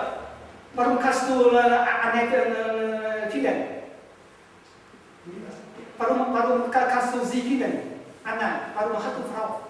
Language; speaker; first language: German; non-native, learner; Vietnamese